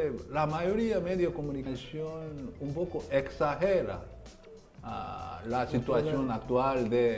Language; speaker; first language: Spanish; non-native, learner; Korean